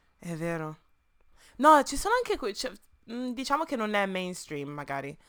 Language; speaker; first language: Italian; early bilingual, other home language; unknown